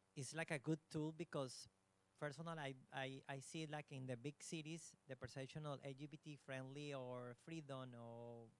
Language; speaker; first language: English; non-native, learner; Spanish